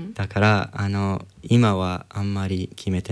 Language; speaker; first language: Japanese; non-native, learner; English